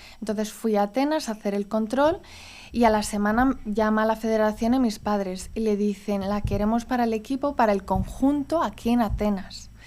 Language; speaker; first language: Spanish; early bilingual, heritage; Spanish